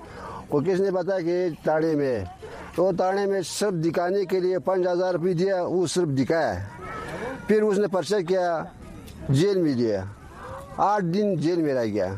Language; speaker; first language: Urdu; non-native, learner; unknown